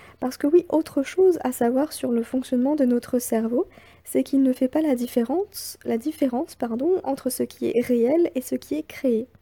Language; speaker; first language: French; native; French